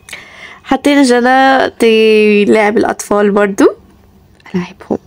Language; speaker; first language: Arabic; native; Arabic